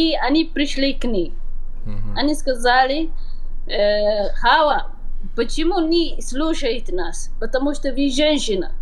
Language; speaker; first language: Russian; non-native, learner; Somali